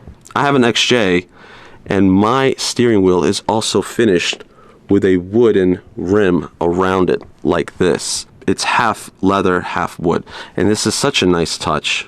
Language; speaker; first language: English; native; English